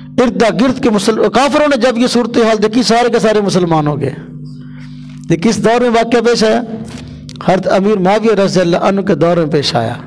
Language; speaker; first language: Urdu; non-native, local second language; Punjabi